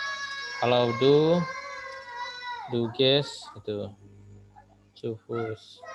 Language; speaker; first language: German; non-native, fluent; Indonesian